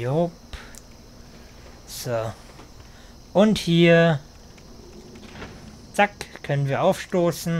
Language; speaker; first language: German; native; German